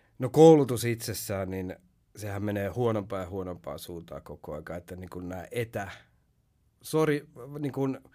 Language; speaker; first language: Finnish; early bilingual, heritage; Finnish